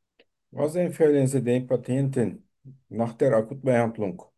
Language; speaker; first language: German; non-native, learner; Turkish